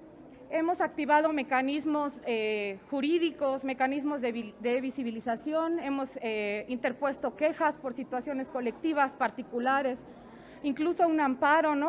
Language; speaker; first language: Spanish; native; Spanish